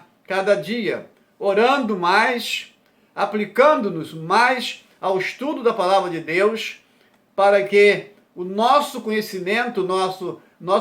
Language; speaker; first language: Portuguese; native; Portuguese